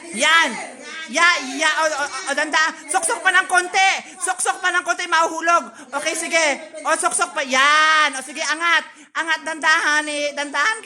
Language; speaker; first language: Filipino; non-native, local second language; Cebuano